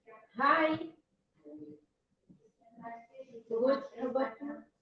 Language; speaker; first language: English; non-native, learner; Filipino